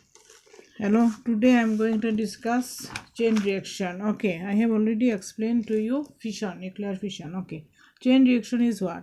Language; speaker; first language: English; non-native, local second language; Bangla